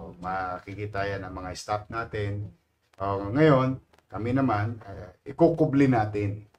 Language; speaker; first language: Filipino; native; Filipino